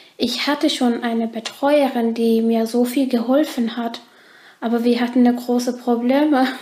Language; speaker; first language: German; non-native, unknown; Turkish